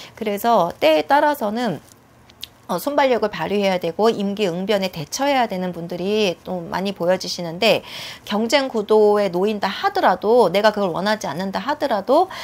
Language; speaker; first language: Korean; native; Korean